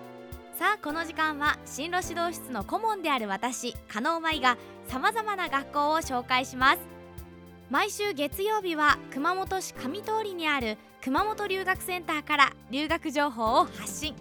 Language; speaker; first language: Japanese; native; Japanese